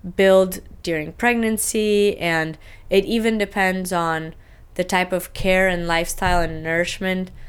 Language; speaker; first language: English; non-native, fluent; Romanian